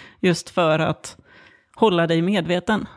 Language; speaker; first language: Swedish; native; Swedish